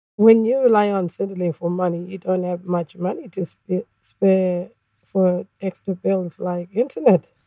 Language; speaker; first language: English; native; English